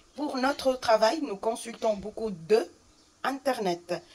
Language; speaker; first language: French; non-native, fluent; Arabic